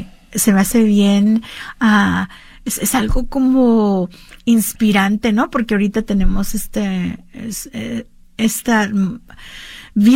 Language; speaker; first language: Spanish; early bilingual, heritage; Spanish